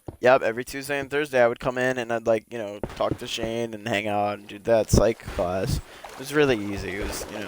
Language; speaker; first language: English; native; English